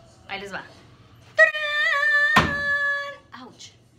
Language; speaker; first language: Spanish; early bilingual, heritage; Spanish